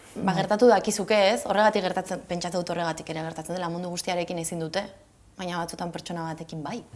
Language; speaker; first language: Basque; non-native, local second language; Spanish